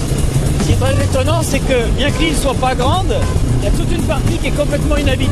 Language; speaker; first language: French; native; French